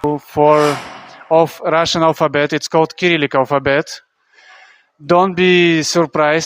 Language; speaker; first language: English; non-native, fluent; Russian